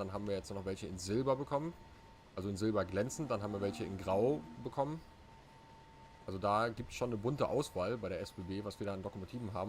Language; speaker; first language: German; native; German